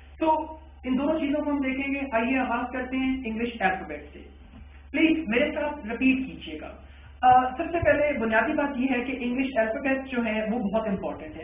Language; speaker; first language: Urdu; native; Urdu